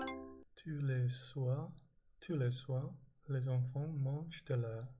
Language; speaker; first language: French; non-native, learner; English